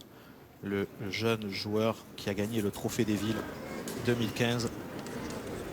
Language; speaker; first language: French; native; French